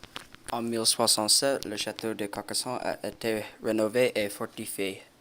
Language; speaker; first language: French; non-native, learner; English